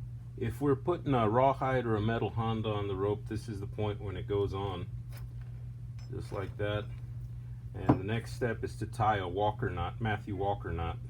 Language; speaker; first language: English; native; English